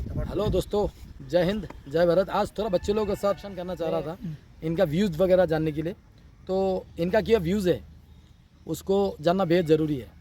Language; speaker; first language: Hindi; non-native, local second language; Bangla